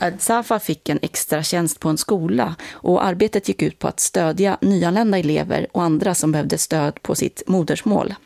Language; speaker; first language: Swedish; native; Swedish